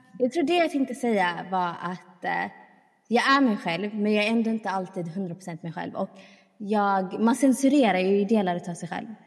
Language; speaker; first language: Swedish; early bilingual, other home language; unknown